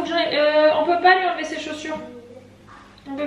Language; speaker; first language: French; native; French